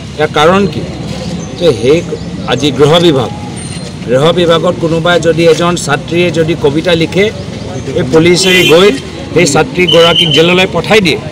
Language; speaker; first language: Assamese; native; Assamese